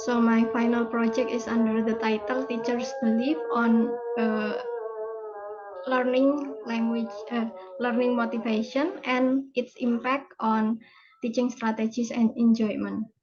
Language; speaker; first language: English; non-native, fluent; Indonesian